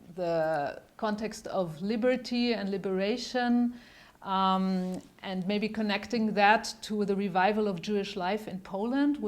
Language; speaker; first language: English; non-native, fluent; German